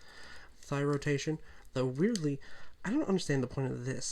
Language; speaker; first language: English; native; English